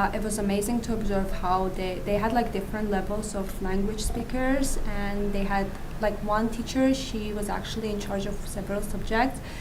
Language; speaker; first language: English; non-native, fluent; Azerbaijani